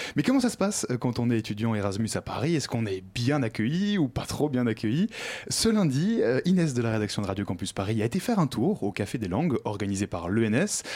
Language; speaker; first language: French; native; French